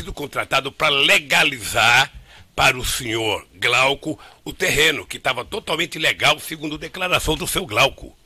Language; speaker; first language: Portuguese; native; Portuguese